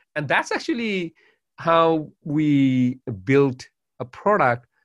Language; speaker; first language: English; non-native, local second language; Bangla